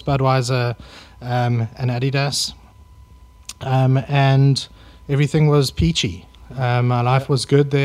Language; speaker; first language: English; native; English